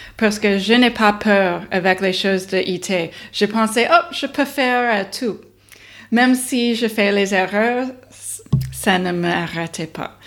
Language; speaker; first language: French; non-native, learner; English